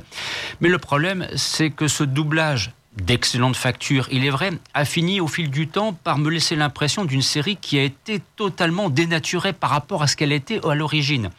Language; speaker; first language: French; native; French